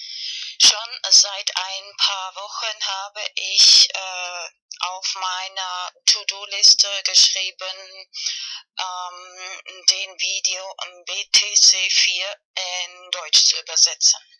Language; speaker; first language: German; non-native, fluent; Spanish